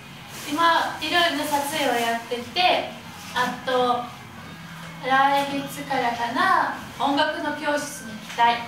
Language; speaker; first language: Japanese; non-native, learner; Russian